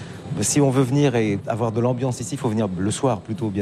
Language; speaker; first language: French; native; French